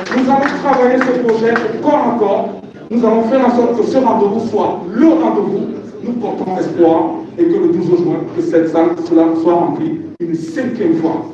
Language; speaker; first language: French; non-native, local second language; Lingala